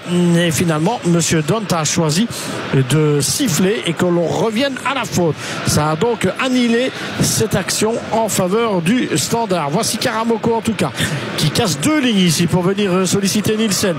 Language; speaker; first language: French; native; French